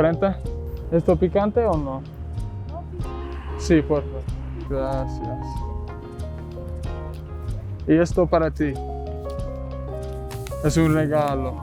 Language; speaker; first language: Spanish; non-native, learner; English